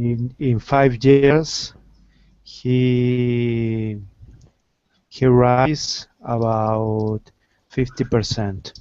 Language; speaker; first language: English; non-native, learner; Spanish